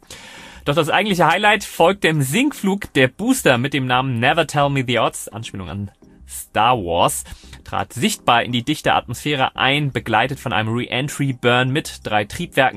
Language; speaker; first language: German; native; German